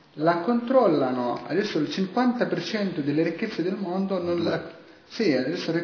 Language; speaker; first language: Italian; non-native, fluent; Arabic